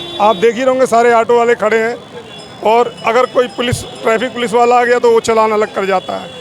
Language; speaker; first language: Hindi; native; Hindi